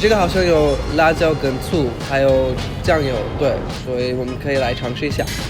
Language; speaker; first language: Chinese; early bilingual, other home language; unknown